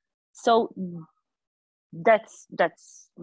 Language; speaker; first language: English; non-native, fluent; Serbian